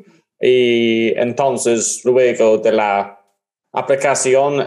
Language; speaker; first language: Spanish; non-native, learner; English